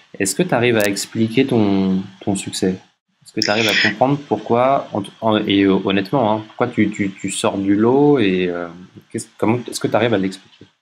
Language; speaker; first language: French; native; French